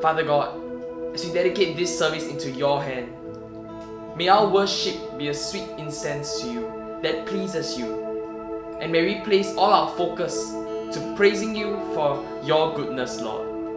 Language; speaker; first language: English; non-native, local second language; Chinese